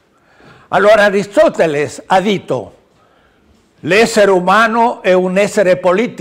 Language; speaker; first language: Italian; non-native, learner; Spanish